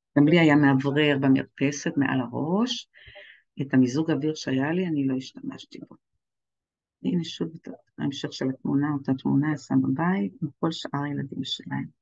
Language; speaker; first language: Hebrew; native; Hebrew